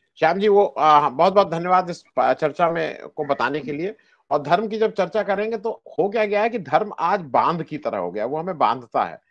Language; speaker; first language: Hindi; native; Hindi